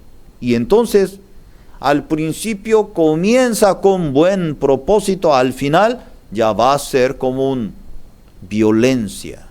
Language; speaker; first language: Spanish; non-native, learner; Korean